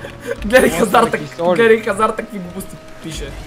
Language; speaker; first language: Bulgarian; native; Bulgarian